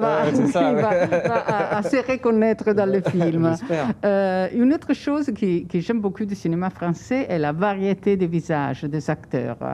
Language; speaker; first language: French; non-native, fluent; Italian